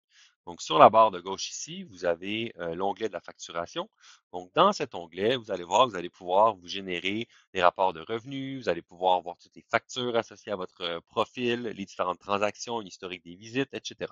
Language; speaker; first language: French; native; French